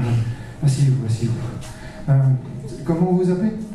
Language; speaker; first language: French; native; French